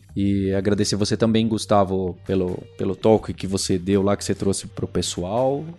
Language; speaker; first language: Portuguese; native; Portuguese